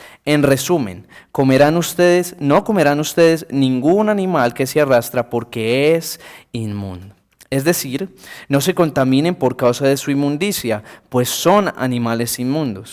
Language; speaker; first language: Spanish; native; Spanish